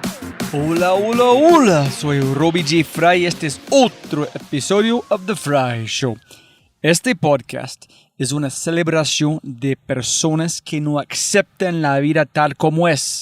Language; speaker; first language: Spanish; non-native, fluent; English